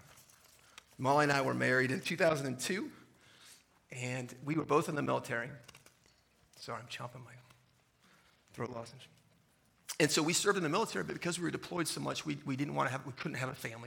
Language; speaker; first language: English; native; English